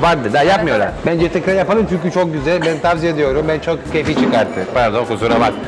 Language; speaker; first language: Turkish; non-native, learner; Italian